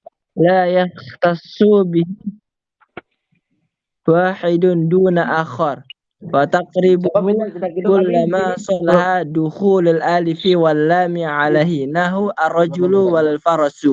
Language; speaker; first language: Arabic; non-native, learner; Indonesian